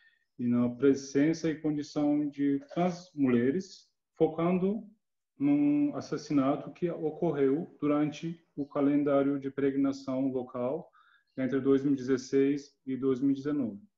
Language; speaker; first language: Portuguese; non-native, learner; Turkish